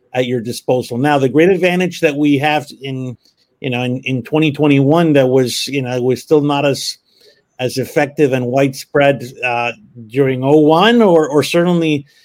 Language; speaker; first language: English; early bilingual, other home language; Spanish